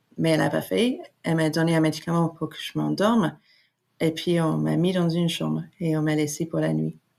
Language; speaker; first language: French; non-native, fluent; English